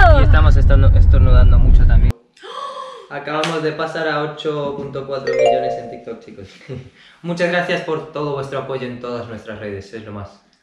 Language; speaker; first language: Spanish; early bilingual, other home language; Russian